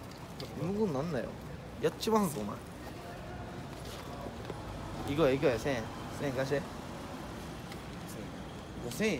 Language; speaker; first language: Japanese; native; Japanese